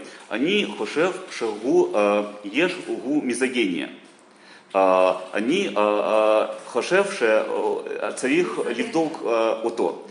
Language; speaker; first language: Hebrew; non-native, learner; Russian